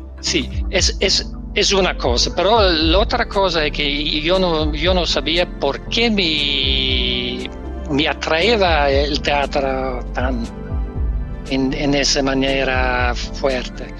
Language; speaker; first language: Spanish; non-native, learner; Danish